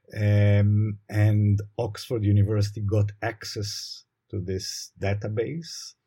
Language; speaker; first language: English; non-native, fluent; Hebrew